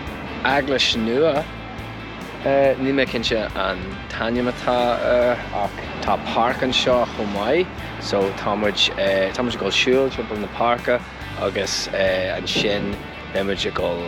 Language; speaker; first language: Irish; non-native, local second language; English